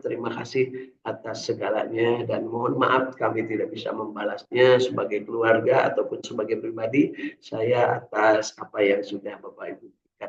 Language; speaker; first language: Indonesian; native; Indonesian